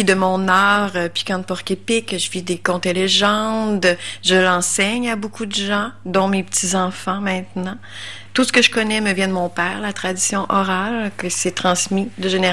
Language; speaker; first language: French; native; French